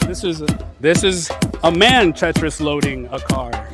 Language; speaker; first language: English; early bilingual, other home language; Spanish